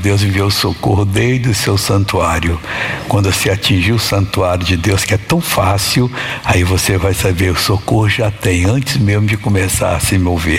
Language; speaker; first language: Portuguese; native; Portuguese